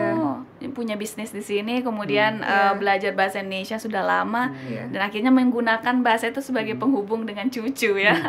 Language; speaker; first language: Indonesian; non-native, local second language; Korean